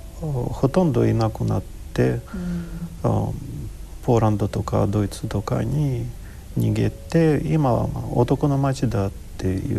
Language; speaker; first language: Japanese; non-native, fluent; Ukrainian